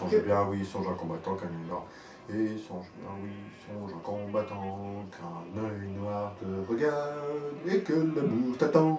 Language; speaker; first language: French; native; French